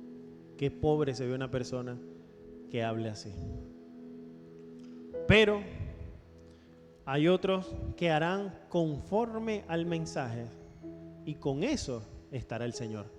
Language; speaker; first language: Spanish; native; Spanish